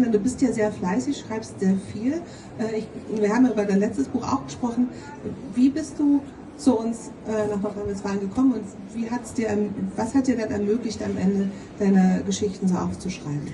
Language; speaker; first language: German; native; German